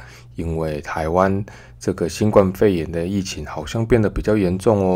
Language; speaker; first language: Chinese; native; Chinese